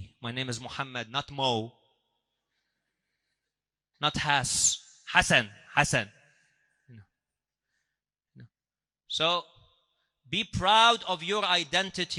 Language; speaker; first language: English; native; English